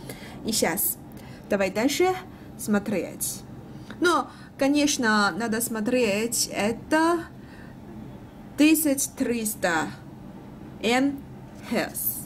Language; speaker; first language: Russian; non-native, learner; Chinese